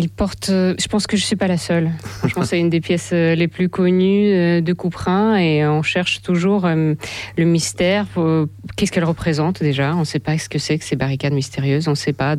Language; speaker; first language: French; non-native, fluent; Russian